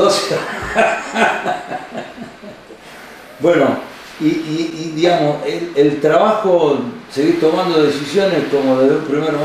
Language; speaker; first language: Spanish; native; Spanish